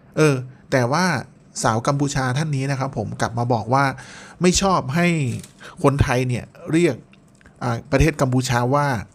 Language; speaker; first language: Thai; native; Thai